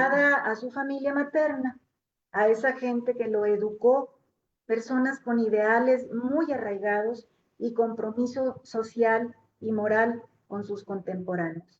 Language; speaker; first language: Spanish; native; Spanish